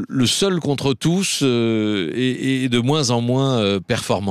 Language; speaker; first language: French; native; French